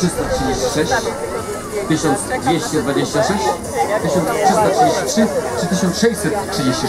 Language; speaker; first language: Polish; native; Polish